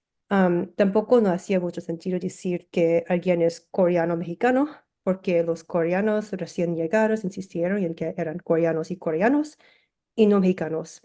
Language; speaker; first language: Spanish; early bilingual, heritage; English